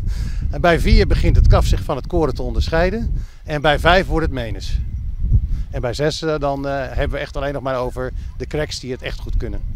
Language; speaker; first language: Dutch; native; Dutch